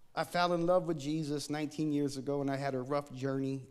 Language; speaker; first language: English; native; English